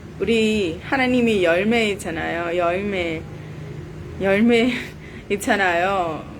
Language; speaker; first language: Korean; non-native, learner; Vietnamese